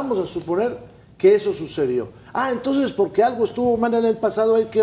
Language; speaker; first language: Spanish; native; Spanish